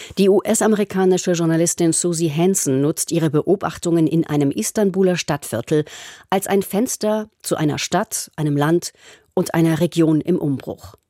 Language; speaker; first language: German; native; German